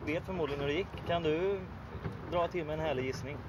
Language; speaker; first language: Swedish; native; Swedish